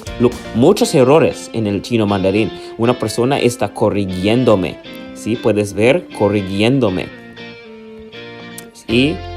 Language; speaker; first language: Spanish; non-native, learner; English